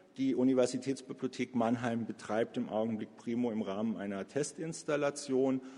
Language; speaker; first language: German; native; German